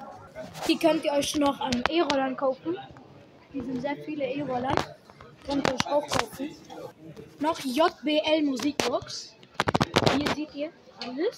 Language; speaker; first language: German; early bilingual, other home language; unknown